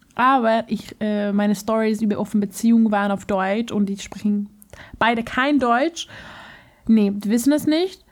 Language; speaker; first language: German; non-native, fluent; Hungarian